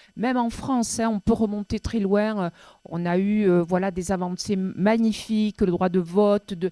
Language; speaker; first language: French; native; French